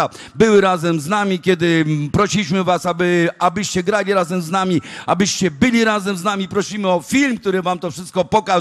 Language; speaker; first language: Polish; native; Polish